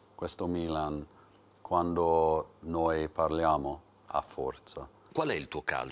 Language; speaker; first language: Italian; non-native, learner; English